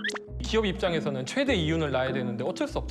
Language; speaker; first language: Korean; native; Korean